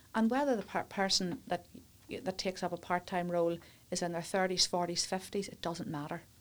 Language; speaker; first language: English; native; English